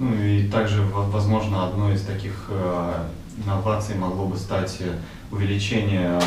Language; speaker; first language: Russian; native; Russian